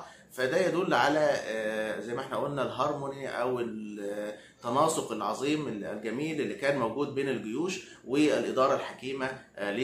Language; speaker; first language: Arabic; native; Arabic